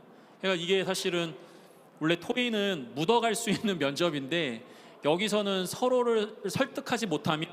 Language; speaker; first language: Korean; native; Korean